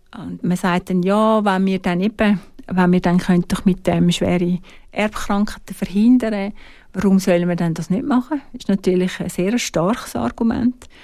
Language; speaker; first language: German; native; German